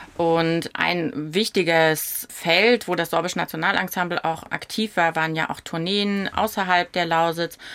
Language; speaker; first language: German; non-native, local second language; Upper Sorbian